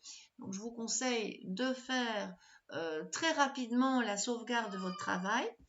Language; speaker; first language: French; native; French